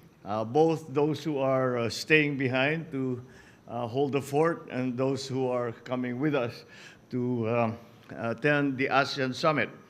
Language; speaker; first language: English; non-native, local second language; Filipino